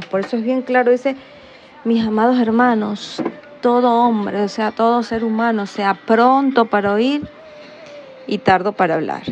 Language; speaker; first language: Spanish; native; Spanish